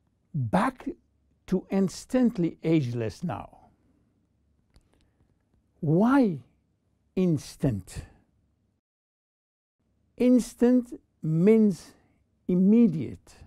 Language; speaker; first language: English; non-native, fluent; French